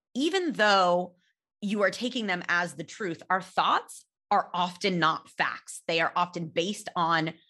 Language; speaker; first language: English; native; English